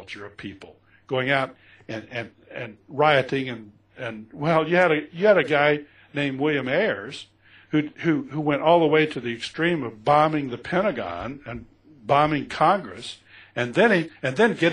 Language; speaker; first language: English; native; English